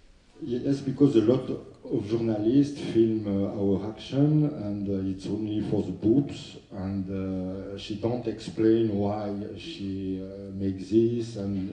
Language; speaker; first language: English; non-native, learner; French